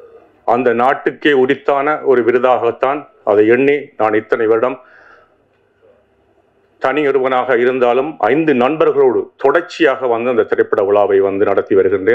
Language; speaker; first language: Tamil; native; Tamil